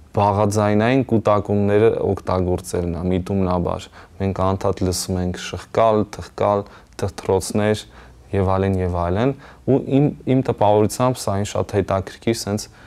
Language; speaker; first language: Armenian; native; Armenian